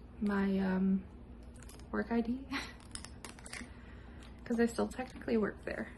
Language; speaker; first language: English; native; English